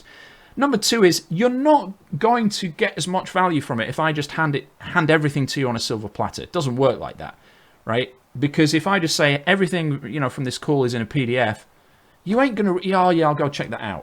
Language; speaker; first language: English; native; English